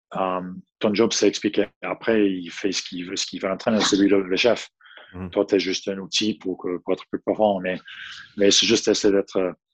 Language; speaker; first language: French; non-native, fluent; English